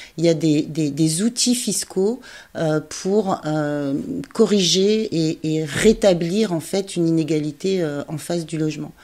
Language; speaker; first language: French; native; French